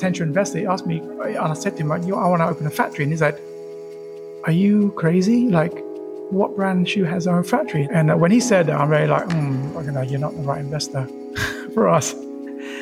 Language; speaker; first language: English; early bilingual, other home language; Vietnamese